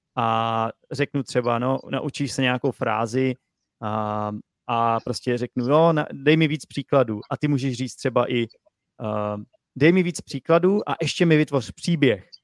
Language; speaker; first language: Czech; native; Czech